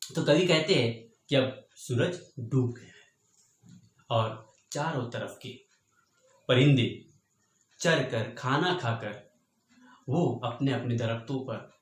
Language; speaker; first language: Hindi; non-native, local second language; Marathi